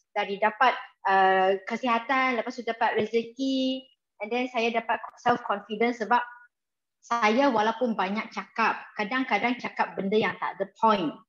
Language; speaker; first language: Malay; non-native, local second language; Chinese